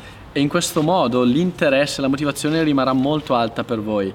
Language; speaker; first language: Italian; native; Italian